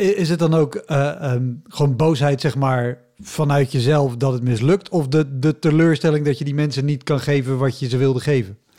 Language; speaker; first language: Dutch; native; Dutch